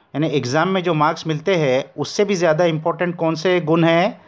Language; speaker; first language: Hindi; non-native, local second language; Marathi